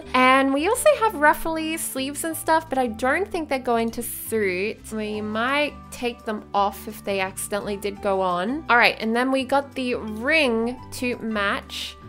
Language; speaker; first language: English; native; English